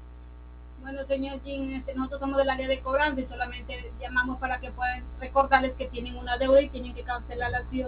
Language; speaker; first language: Spanish; native; Spanish